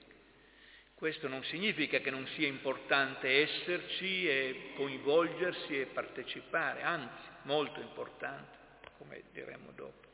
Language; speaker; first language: Italian; native; Italian